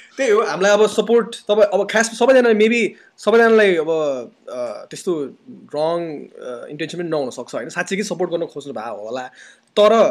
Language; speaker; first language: Nepali; native; Nepali